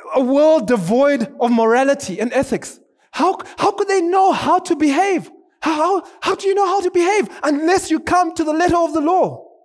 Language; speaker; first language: English; non-native, local second language; Shona